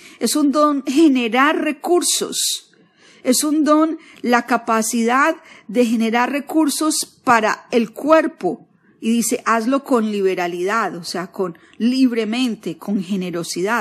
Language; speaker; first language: Spanish; native; Spanish